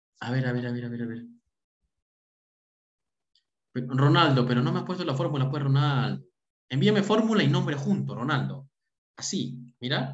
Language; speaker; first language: Spanish; native; Spanish